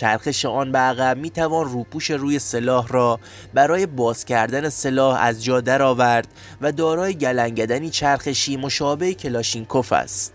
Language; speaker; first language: Persian; native; Persian